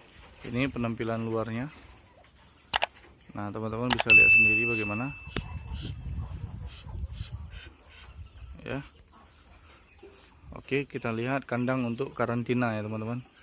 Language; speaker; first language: Indonesian; native; Indonesian